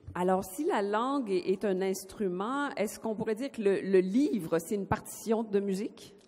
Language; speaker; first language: French; native; French